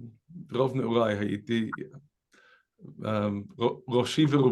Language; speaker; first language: Hebrew; non-native, fluent; English